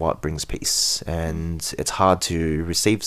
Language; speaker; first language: English; native; English